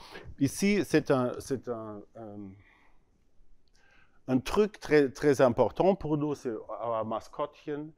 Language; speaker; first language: French; non-native, learner; German